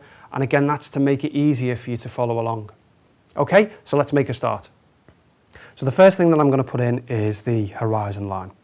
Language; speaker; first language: English; native; English